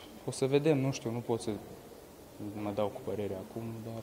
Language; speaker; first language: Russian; non-native, local second language; Romanian